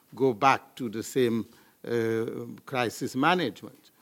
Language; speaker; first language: English; non-native, fluent; French